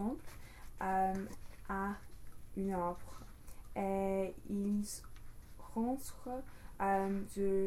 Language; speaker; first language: French; non-native, learner; English